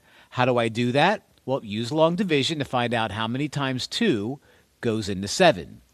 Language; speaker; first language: English; native; English